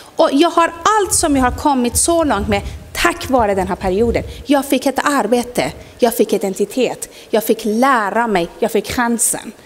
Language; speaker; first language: Swedish; non-native, fluent; Persian